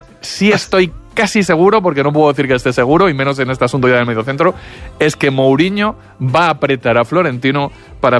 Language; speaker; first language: Spanish; native; Spanish